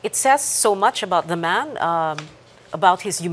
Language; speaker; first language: English; non-native, local second language; Filipino